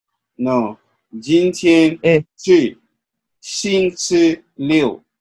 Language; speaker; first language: Chinese; non-native, learner; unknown